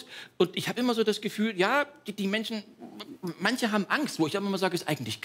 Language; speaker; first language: German; native; German